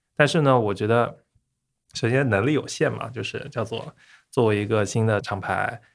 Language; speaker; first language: Chinese; native; Chinese